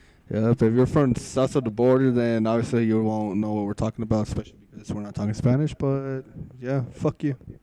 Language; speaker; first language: English; early bilingual, other home language; Spanish